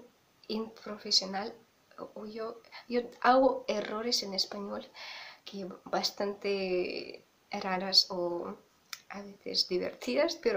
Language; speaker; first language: Spanish; non-native, fluent; Russian